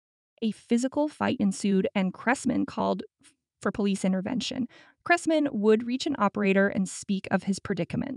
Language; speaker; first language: English; native; English